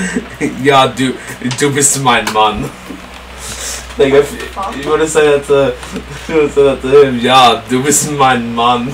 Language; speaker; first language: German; non-native, learner; English